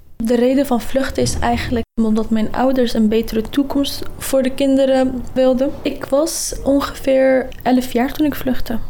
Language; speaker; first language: Dutch; early bilingual, other home language; Kurdish